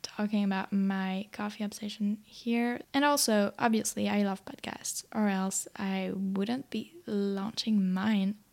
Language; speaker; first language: English; non-native, fluent; French